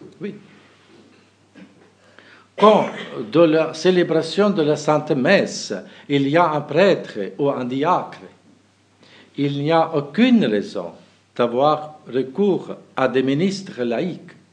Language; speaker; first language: French; non-native, fluent; German